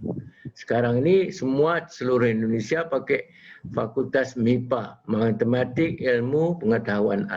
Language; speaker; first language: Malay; non-native, local second language; Javanese